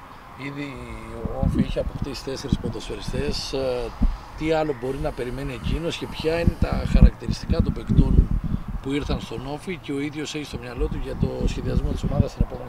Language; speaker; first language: Greek; native; Greek